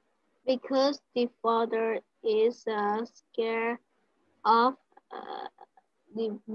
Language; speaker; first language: English; non-native, learner; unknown